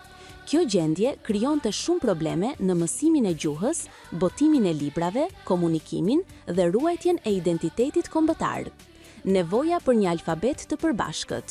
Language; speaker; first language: Albanian; native; Albanian